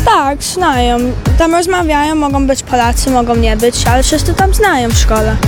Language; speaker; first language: Polish; early bilingual, heritage; Polish